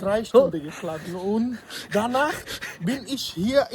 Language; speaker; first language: German; non-native, learner; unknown